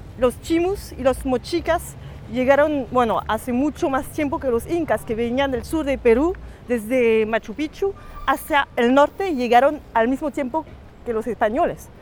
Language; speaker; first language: Spanish; non-native, fluent; French